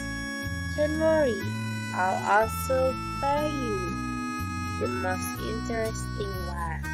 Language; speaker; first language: English; non-native, fluent; Indonesian